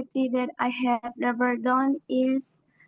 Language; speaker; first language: English; non-native, learner; Indonesian